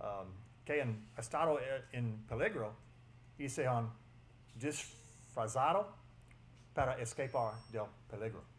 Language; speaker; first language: Spanish; non-native, fluent; English